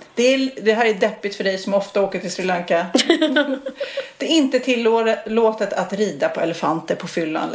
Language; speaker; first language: Swedish; native; Swedish